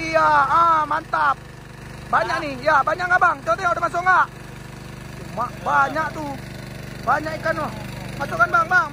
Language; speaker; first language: Indonesian; native; Indonesian